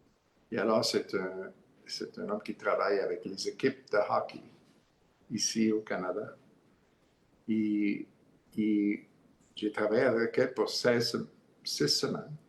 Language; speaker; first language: French; non-native, learner; English